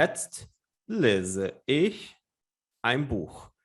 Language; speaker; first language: German; non-native, fluent; Portuguese